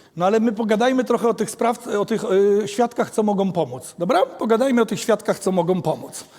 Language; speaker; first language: Polish; native; Polish